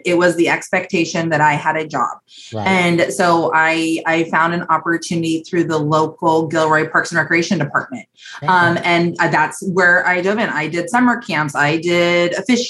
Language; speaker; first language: English; native; English